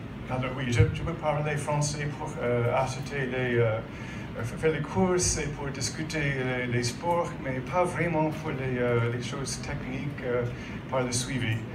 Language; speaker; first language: French; non-native, learner; English